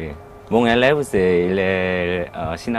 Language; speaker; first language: French; non-native, learner; Korean